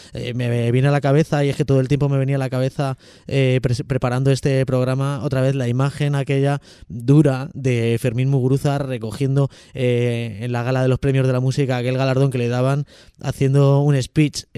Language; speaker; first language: Spanish; native; Spanish